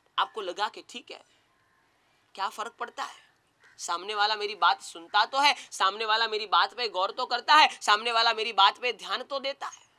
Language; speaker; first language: Hindi; non-native, local second language; Gujarati